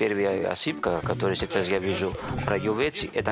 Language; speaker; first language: Russian; non-native, learner; Greek